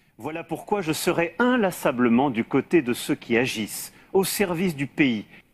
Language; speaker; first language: French; native; French